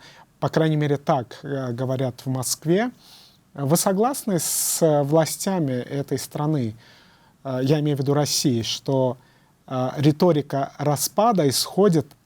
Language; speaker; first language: Russian; native; Russian